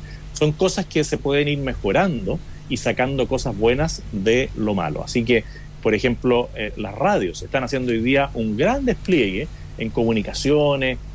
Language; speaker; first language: Spanish; native; Spanish